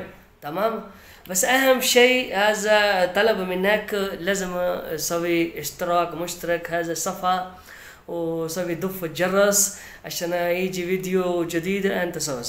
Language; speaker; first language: Arabic; non-native, learner; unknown